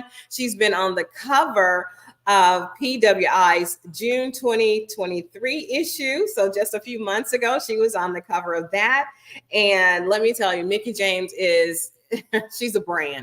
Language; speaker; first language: English; native; English